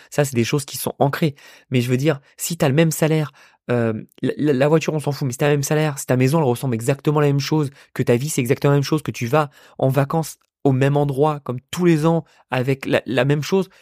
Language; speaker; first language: French; native; French